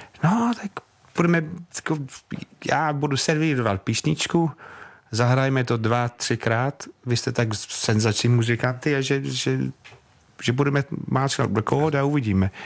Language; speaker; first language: Czech; non-native, fluent; English